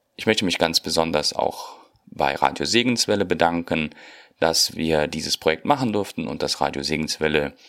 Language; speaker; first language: German; early bilingual, heritage; Spanish